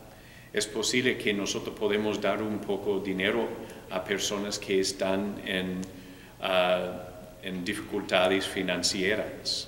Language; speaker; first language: Spanish; non-native, fluent; English